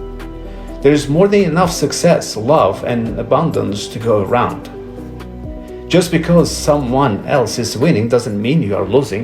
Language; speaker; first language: English; non-native, fluent; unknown